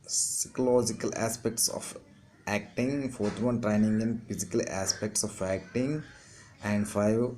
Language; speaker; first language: English; non-native, local second language; Telugu